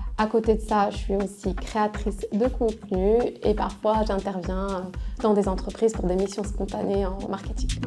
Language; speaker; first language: French; non-native, local second language; Arabic